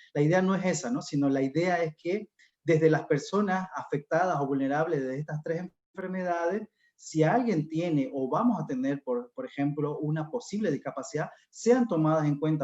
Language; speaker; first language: Spanish; native; Spanish